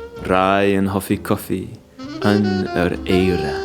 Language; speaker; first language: Welsh; non-native, learner; English